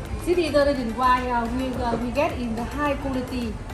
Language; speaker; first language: English; non-native, learner; Vietnamese